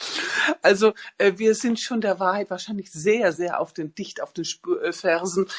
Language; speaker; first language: German; native; German